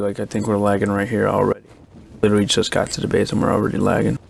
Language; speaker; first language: English; native; English